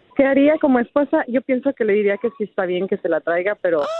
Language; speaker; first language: Spanish; native; Spanish